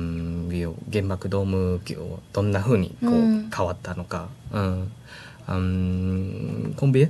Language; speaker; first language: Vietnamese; early bilingual, heritage; Vietnamese